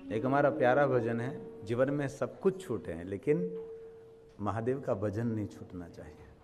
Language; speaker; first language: Hindi; non-native, local second language; Gujarati